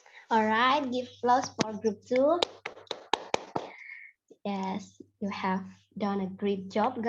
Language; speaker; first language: English; non-native, fluent; Indonesian